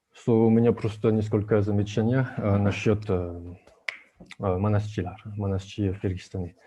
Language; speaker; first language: Russian; non-native, fluent; French